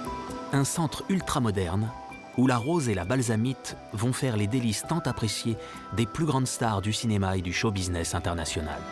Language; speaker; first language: French; native; French